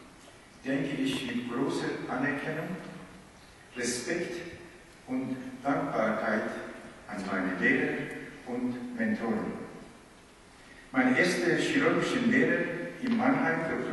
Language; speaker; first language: German; non-native, fluent; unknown